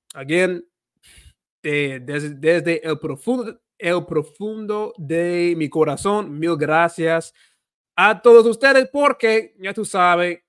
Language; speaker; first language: Spanish; non-native, fluent; English